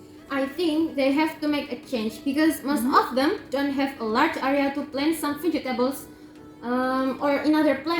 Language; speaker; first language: English; non-native, fluent; Indonesian